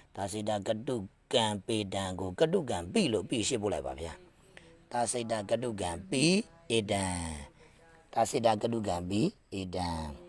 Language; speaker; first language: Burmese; native; Burmese